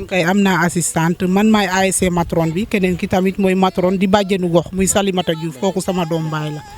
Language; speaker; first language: Wolof; non-native, local second language; Serer